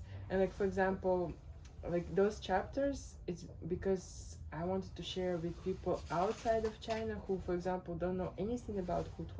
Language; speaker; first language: English; non-native, fluent; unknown